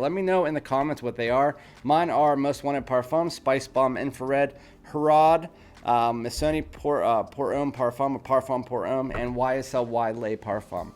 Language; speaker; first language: English; native; English